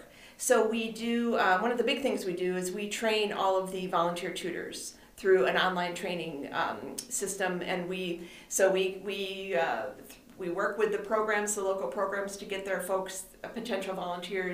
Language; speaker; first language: English; native; English